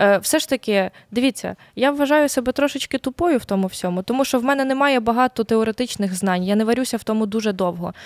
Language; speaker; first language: Ukrainian; native; Ukrainian